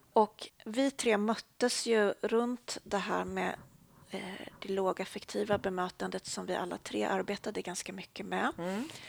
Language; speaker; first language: Swedish; native; Swedish